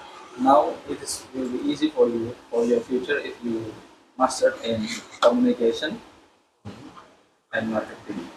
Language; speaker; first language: English; non-native, local second language; Indonesian